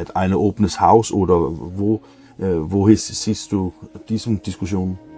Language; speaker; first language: German; non-native, learner; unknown